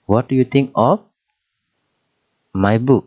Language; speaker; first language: English; non-native, fluent; Indonesian